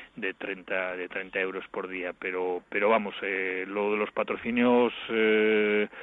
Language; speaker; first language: Spanish; native; Spanish